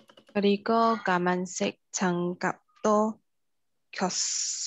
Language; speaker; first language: Korean; non-native, learner; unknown